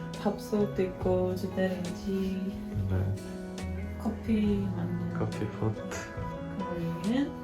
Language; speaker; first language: Korean; non-native, learner; Dutch